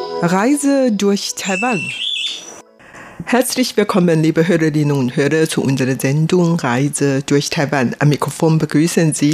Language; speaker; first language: German; non-native, fluent; Hakka Chinese